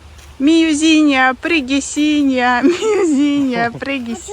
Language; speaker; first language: Portuguese; non-native, fluent; Russian